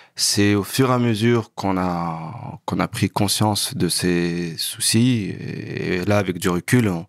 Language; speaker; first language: French; native; French